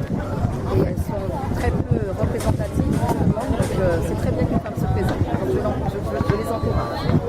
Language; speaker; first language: French; native; French